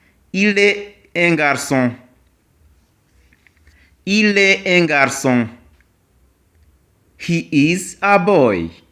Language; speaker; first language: French; non-native, local second language; Kinyarwanda